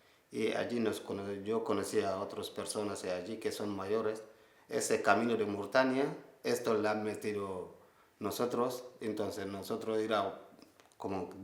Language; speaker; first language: Spanish; non-native, learner; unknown